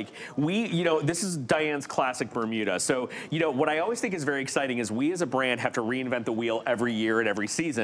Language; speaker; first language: English; native; English